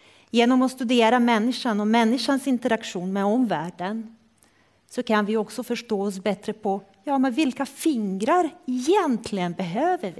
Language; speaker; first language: Swedish; non-native, fluent; Croatian